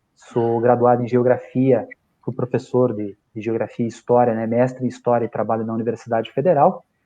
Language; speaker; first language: Portuguese; native; Portuguese